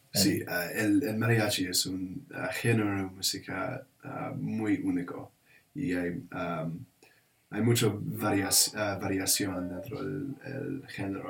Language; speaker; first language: Spanish; non-native, learner; English